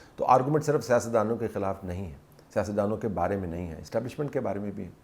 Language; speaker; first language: Urdu; non-native, local second language; Punjabi